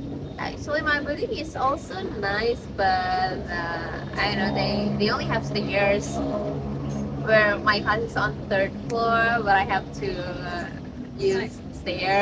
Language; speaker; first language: English; non-native, learner; Indonesian